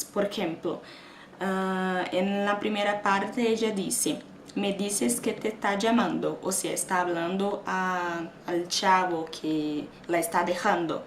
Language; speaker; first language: Spanish; non-native, fluent; Portuguese